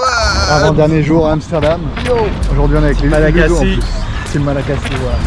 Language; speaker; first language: French; native; French